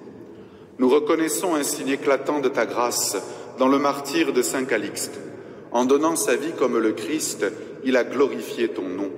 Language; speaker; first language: French; native; French